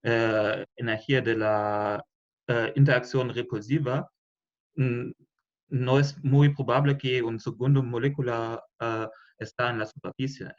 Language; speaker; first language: Spanish; non-native, fluent; German